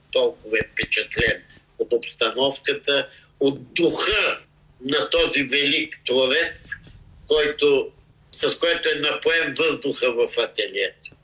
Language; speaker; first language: Bulgarian; native; Bulgarian